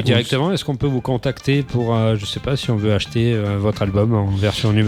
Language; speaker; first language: French; native; French